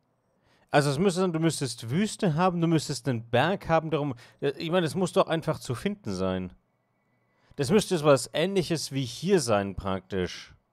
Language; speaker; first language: German; native; German